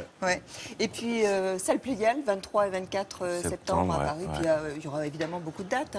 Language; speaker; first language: French; native; French